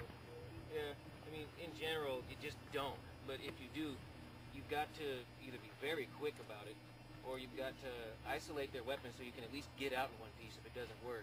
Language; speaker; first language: English; native; English